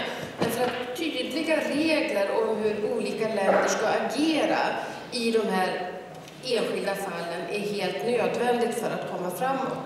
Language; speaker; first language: Swedish; native; Swedish